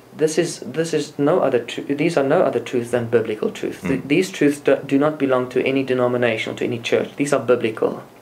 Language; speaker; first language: English; non-native, local second language; Afrikaans